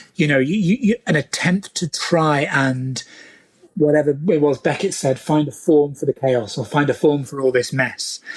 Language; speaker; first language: English; native; English